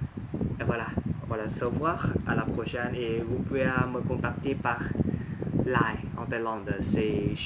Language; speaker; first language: French; non-native, learner; Thai